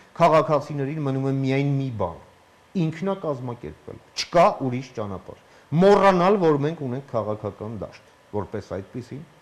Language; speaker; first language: Armenian; native; Armenian